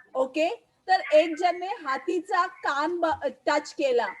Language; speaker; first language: Marathi; non-native, local second language; Hindi